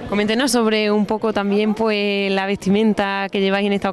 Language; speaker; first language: Spanish; native; Spanish